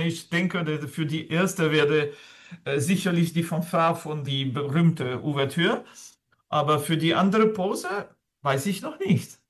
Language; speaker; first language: German; non-native, fluent; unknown